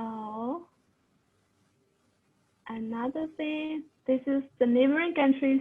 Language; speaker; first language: English; non-native, fluent; Burmese